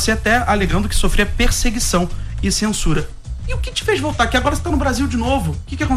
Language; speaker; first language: Portuguese; native; Portuguese